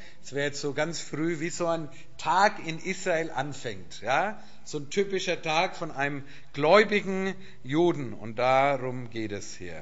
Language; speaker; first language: German; native; German